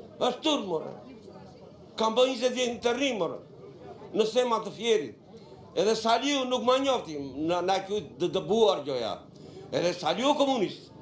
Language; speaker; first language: Albanian; non-native, local second language; Romany